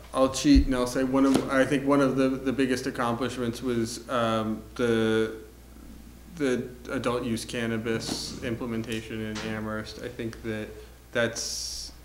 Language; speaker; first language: English; native; English